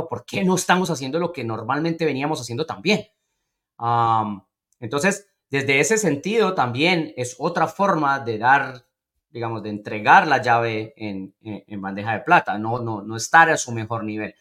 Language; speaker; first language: Spanish; native; Spanish